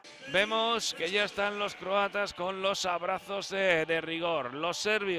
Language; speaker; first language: Spanish; native; Spanish